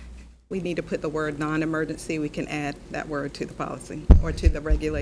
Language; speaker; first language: English; native; English